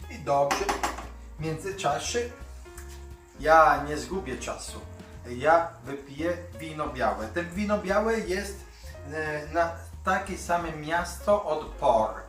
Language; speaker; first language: Polish; non-native, learner; Italian